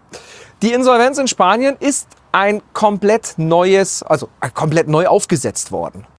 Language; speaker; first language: German; native; German